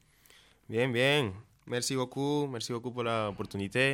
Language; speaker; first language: French; non-native, learner; Spanish